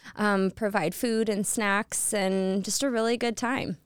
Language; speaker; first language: English; native; English